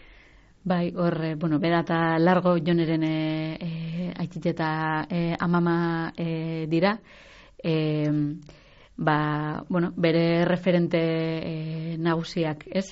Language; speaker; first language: Basque; native; Basque